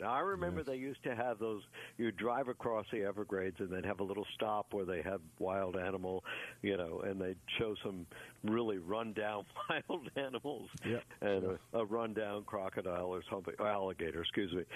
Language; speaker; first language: English; native; English